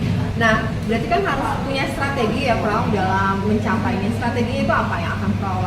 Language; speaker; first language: Malay; native; Malay